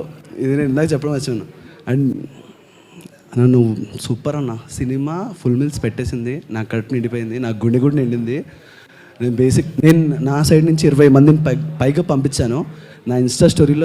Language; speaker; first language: Telugu; native; Telugu